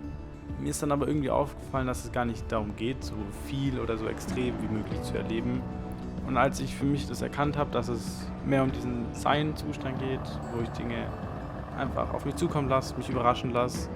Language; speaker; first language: German; native; German